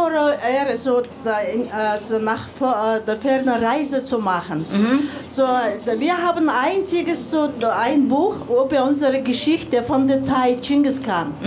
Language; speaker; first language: German; non-native, fluent; Mongolian